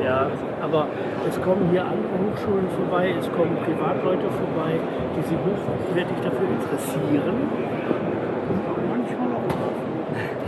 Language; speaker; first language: German; native; German